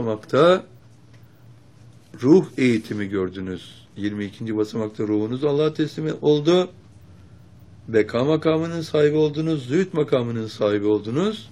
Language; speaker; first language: Turkish; native; Turkish